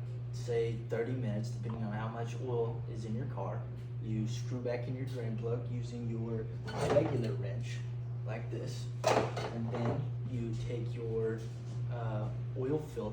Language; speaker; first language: English; native; English